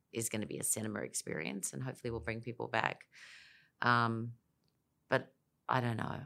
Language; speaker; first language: English; native; English